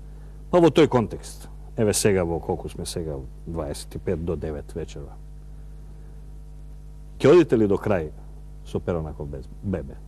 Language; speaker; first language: Macedonian; native; Macedonian